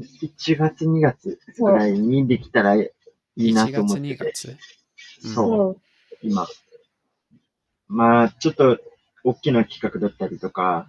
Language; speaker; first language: Japanese; native; Japanese